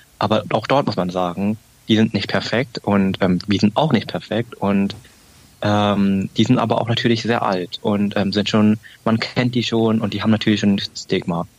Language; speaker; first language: German; early bilingual, other home language; Vietnamese